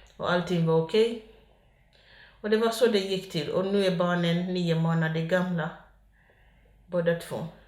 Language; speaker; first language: Swedish; non-native, fluent; Ganda